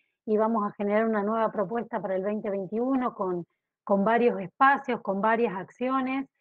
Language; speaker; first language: Spanish; native; Spanish